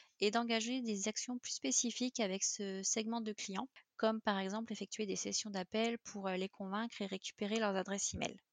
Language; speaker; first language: French; native; French